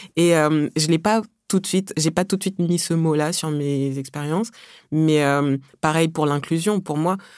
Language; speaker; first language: French; early bilingual, other home language; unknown